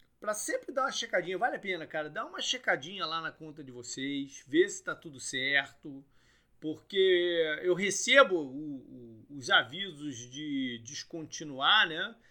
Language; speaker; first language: Portuguese; native; Portuguese